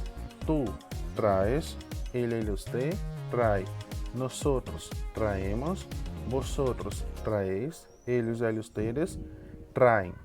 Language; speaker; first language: Spanish; non-native, fluent; Portuguese